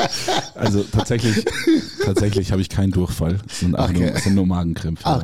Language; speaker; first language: German; native; German